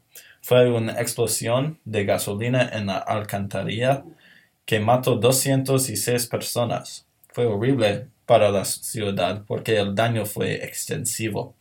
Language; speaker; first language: Spanish; non-native, learner; English